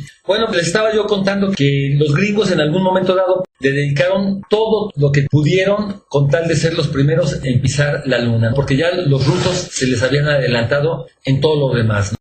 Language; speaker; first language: Spanish; native; Spanish